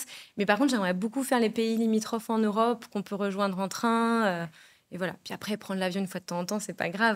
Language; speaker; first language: French; native; French